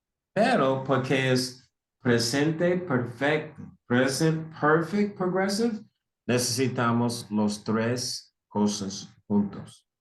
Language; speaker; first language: Spanish; non-native, fluent; English